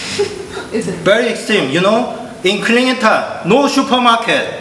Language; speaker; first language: English; non-native, learner; Korean